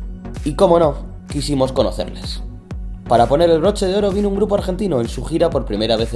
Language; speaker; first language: Spanish; native; Spanish